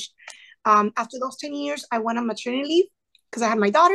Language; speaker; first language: English; early bilingual, other home language; Spanish